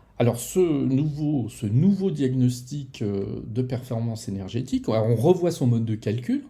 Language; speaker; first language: French; native; French